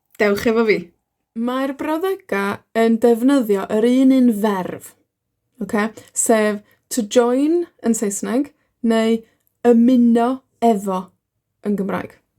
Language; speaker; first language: Welsh; native; Welsh